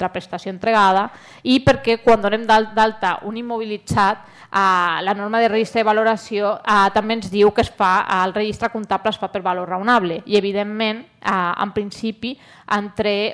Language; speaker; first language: Catalan; native; Catalan